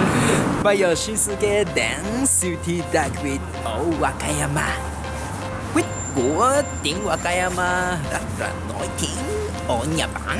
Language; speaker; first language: Vietnamese; non-native, learner; Japanese